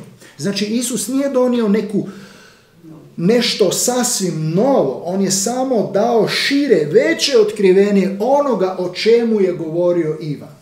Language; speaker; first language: Croatian; native; Croatian